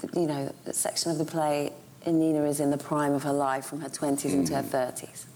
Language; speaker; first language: English; native; English